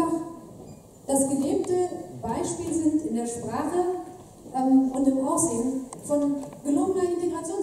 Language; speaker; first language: German; native; German